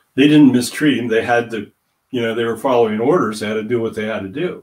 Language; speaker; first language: English; native; English